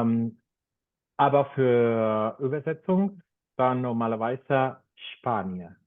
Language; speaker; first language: German; non-native, fluent; Spanish